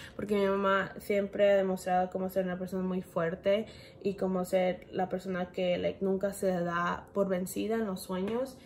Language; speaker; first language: Spanish; early bilingual, heritage; Spanish